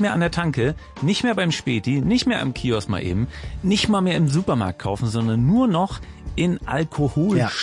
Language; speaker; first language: German; native; German